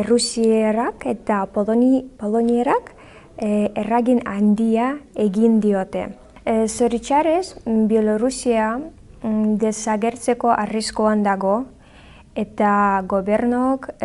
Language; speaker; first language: Basque; non-native, learner; Belarusian